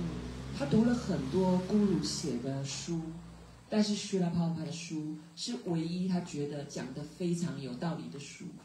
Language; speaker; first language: Chinese; native; Chinese